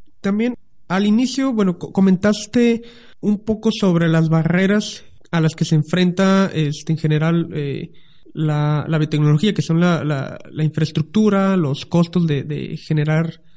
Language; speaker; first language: Spanish; native; Spanish